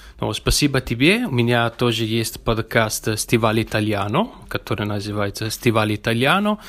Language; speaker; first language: Russian; non-native, learner; Italian